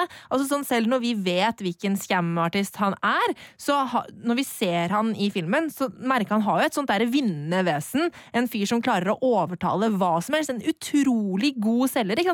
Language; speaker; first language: Norwegian; native; Norwegian